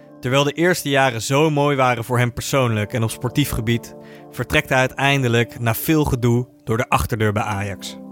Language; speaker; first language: Dutch; native; Dutch